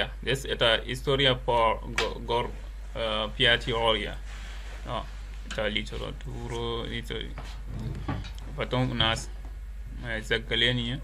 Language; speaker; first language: Russian; non-native, learner; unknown